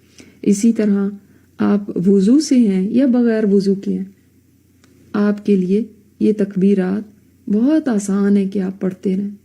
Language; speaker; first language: Urdu; native; Urdu